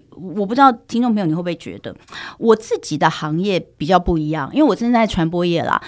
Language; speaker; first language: Chinese; native; Chinese